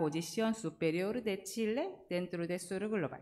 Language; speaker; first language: Spanish; non-native, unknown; Korean